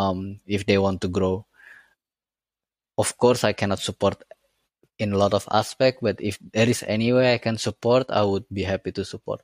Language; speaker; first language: English; non-native, fluent; Indonesian